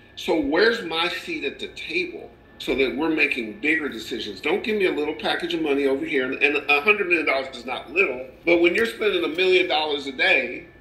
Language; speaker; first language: English; native; English